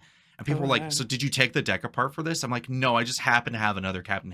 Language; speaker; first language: English; native; English